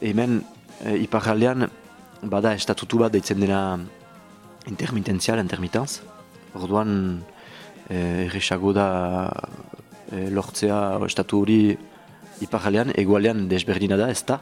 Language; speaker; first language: Basque; non-native, learner; French